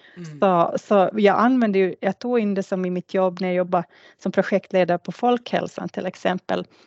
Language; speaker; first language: Swedish; native; Swedish